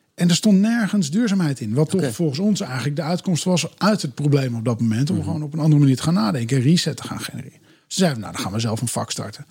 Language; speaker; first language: Dutch; native; Dutch